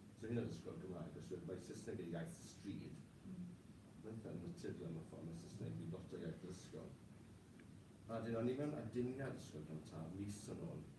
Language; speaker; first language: Welsh; non-native, local second language; English